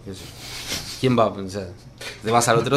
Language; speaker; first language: Spanish; native; Spanish